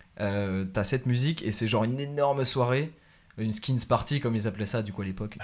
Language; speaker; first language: French; native; French